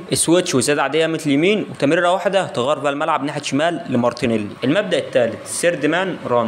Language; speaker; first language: Arabic; native; Arabic